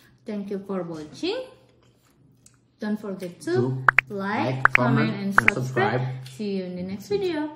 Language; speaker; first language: English; non-native, fluent; Indonesian